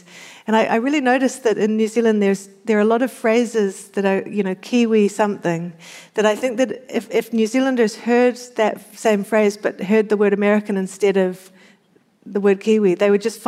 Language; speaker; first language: English; native; English